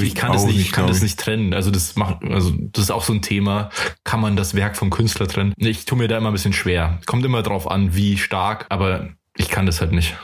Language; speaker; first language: German; native; German